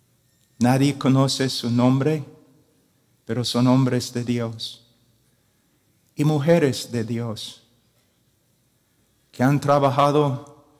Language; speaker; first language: Spanish; non-native, fluent; English